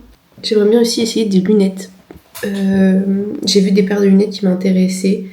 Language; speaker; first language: French; native; French